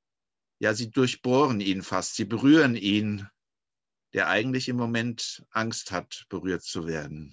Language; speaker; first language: German; native; German